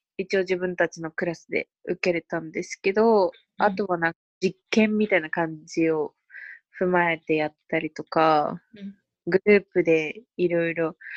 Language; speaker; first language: Japanese; early bilingual, other home language; Spanish